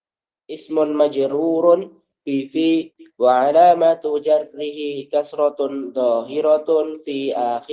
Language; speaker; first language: Arabic; non-native, learner; Indonesian